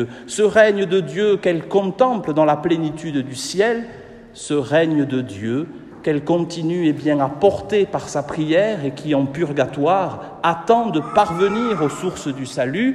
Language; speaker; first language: French; native; French